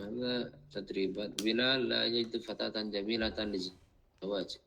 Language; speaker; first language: Arabic; non-native, fluent; Indonesian